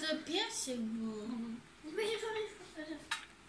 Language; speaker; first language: Russian; early bilingual, heritage; German